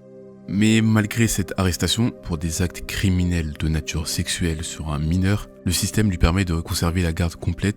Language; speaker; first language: French; native; French